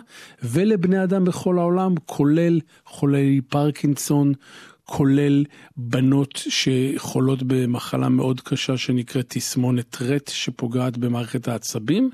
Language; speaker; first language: Hebrew; native; Hebrew